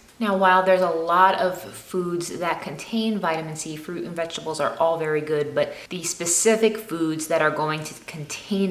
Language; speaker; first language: English; native; English